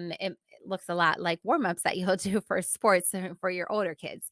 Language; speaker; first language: English; native; English